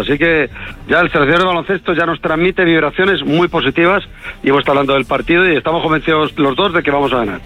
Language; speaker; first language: Spanish; native; Spanish